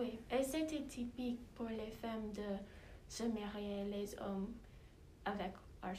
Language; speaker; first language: French; non-native, learner; English